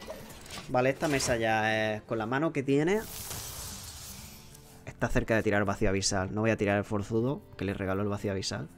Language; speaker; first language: Spanish; native; Spanish